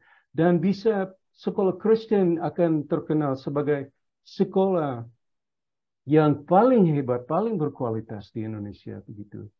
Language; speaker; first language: Indonesian; non-native, fluent; English